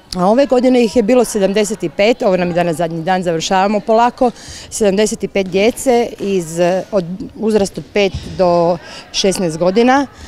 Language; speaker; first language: Croatian; native; Croatian